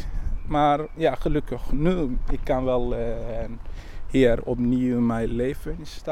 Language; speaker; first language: Dutch; non-native, learner; Somali